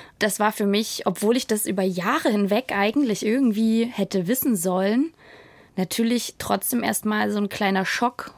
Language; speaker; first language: German; native; German